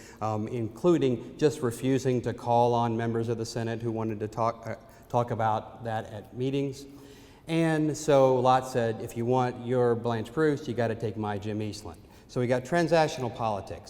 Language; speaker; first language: English; native; English